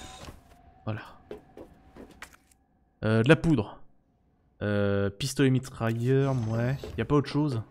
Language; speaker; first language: French; native; French